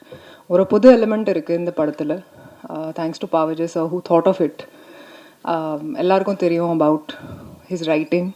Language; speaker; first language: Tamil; non-native, learner; Hindi